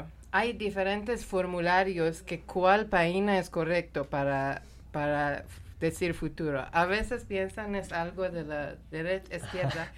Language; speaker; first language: Spanish; non-native, learner; Persian